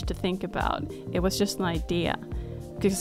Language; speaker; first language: English; non-native, fluent; Swedish